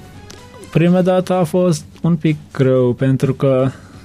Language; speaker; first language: Romanian; non-native, learner; Turkmen